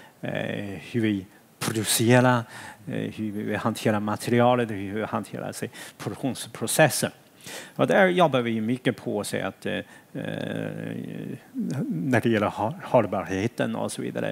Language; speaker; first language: Swedish; non-native, fluent; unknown